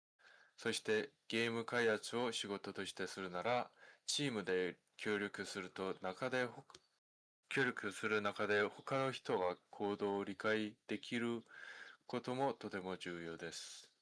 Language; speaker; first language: Japanese; non-native, fluent; Korean